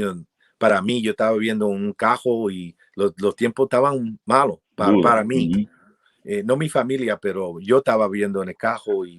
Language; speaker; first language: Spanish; early bilingual, heritage; English